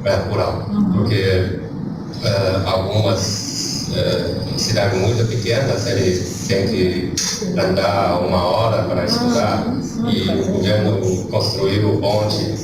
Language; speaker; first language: Portuguese; non-native, learner; Chinese